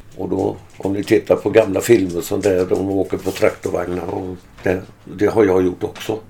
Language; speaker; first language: Swedish; early bilingual, other home language; German